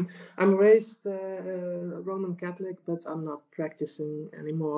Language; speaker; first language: English; non-native, fluent; Dutch